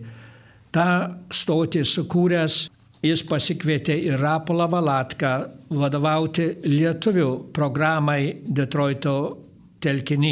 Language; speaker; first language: Lithuanian; early bilingual, heritage; Lithuanian